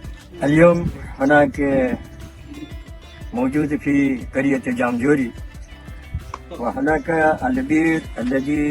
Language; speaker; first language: Arabic; non-native, learner; Urdu